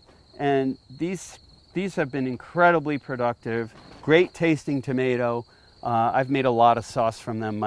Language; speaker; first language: English; native; English